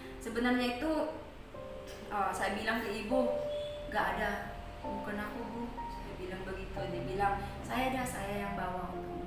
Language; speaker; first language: Indonesian; non-native, fluent; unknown